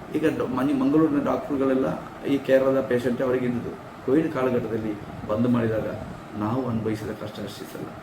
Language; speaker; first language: Kannada; non-native, local second language; Tulu